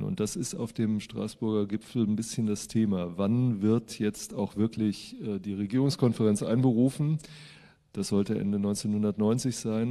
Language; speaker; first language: German; native; German